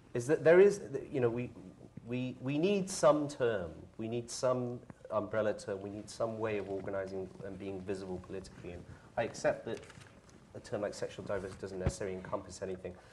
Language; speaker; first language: English; native; English